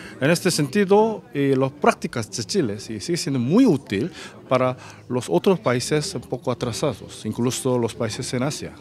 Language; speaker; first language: Spanish; non-native, fluent; Korean